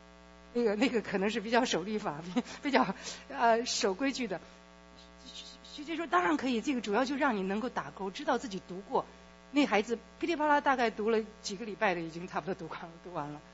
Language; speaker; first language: Chinese; native; Chinese